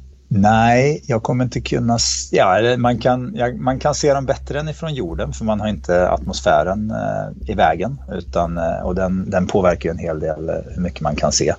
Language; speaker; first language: Swedish; native; Swedish